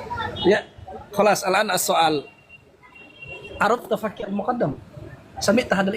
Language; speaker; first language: Arabic; non-native, learner; Indonesian